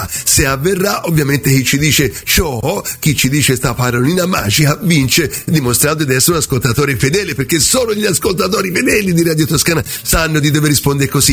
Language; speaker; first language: Italian; native; Italian